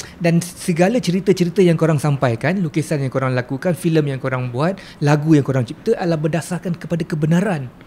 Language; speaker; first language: Malay; native; Malay